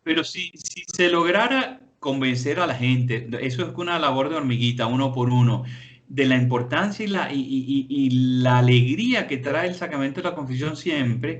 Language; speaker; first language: Spanish; native; Spanish